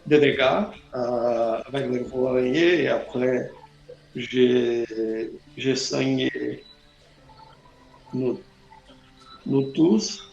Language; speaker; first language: French; non-native, learner; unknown